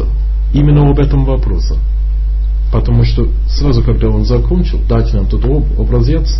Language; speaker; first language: Russian; non-native, fluent; English